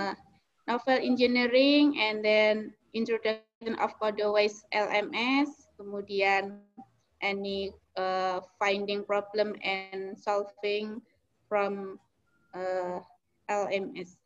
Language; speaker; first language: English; non-native, learner; Indonesian